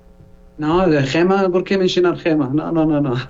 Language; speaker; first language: Spanish; non-native, learner; Arabic